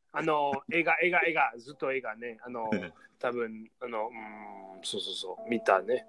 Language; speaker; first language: Japanese; non-native, learner; English